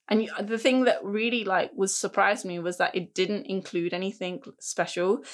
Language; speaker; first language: English; native; English